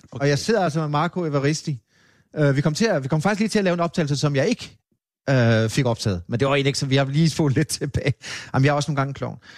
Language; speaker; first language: Danish; native; Danish